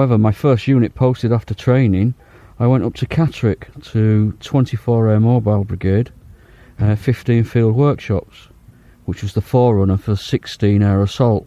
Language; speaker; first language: English; native; English